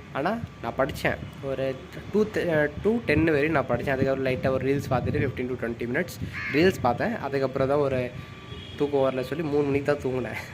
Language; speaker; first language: Tamil; non-native, local second language; Hindi